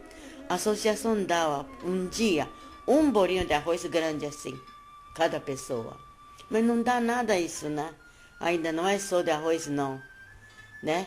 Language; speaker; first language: Portuguese; non-native, learner; Japanese